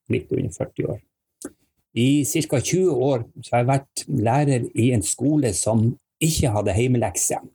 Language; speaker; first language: Norwegian; native; Norwegian